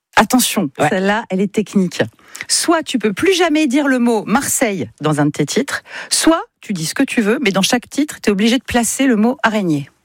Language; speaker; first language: French; native; French